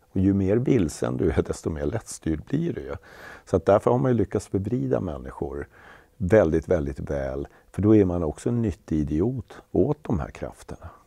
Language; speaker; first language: Swedish; native; Swedish